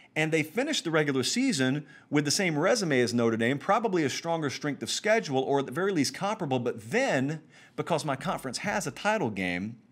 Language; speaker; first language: English; native; English